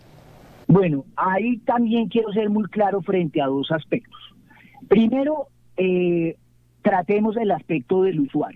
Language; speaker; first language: Spanish; native; Spanish